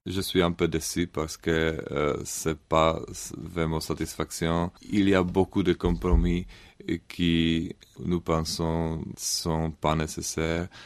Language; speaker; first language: French; non-native, learner; Czech